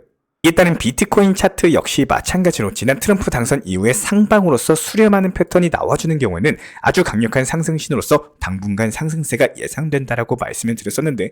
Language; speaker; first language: Korean; native; Korean